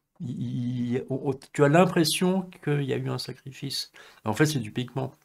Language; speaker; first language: French; native; French